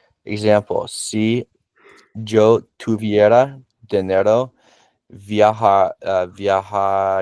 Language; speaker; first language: Spanish; non-native, learner; English